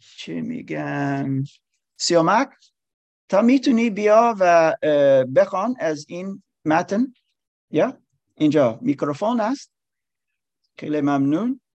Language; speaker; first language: Persian; non-native, learner; English